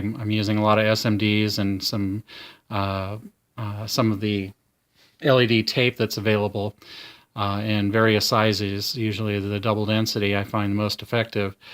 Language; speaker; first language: English; native; English